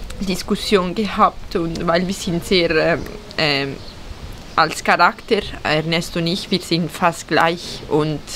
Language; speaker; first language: German; early bilingual, heritage; Italian